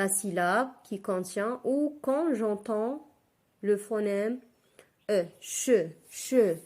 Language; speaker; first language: French; non-native, local second language; Arabic